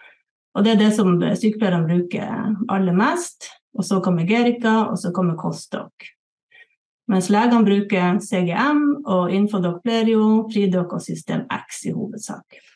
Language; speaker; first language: Norwegian; native; Norwegian